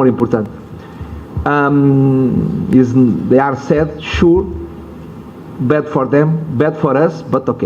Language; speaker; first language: English; non-native, learner; Portuguese